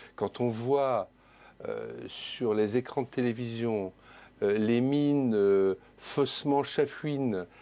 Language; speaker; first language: French; native; French